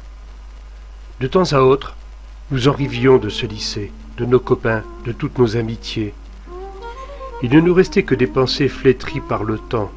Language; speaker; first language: French; native; French